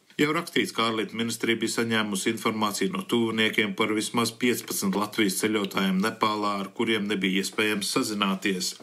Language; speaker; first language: Latvian; early bilingual, heritage; Latvian